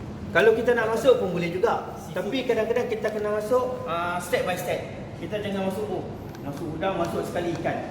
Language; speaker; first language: Malay; native; Malay